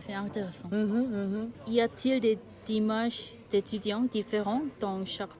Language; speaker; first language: French; non-native, learner; Korean